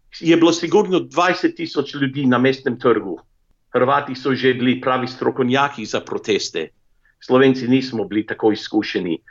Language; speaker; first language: Slovenian; early bilingual, heritage; Slovenian